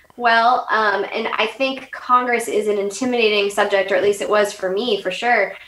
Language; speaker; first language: English; native; English